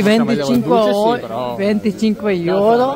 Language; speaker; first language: Italian; non-native, learner; Hindi